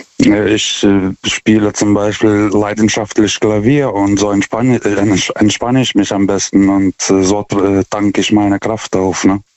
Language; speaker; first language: German; non-native, fluent; Lithuanian